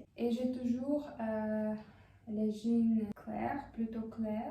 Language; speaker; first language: French; non-native, fluent; Russian